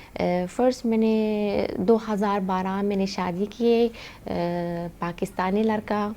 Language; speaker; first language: Hindi; non-native, learner; Arabic